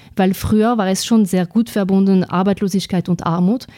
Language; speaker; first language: German; non-native, fluent; French